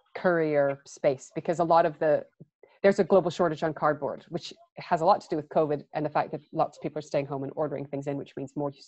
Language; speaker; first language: English; native; English